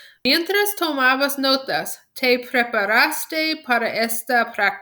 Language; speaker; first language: Spanish; non-native, fluent; English